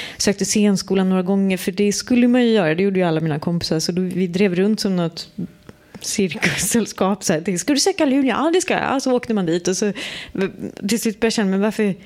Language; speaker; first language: Swedish; native; Swedish